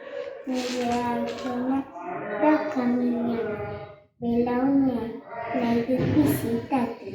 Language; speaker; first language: Basque; non-native, local second language; Spanish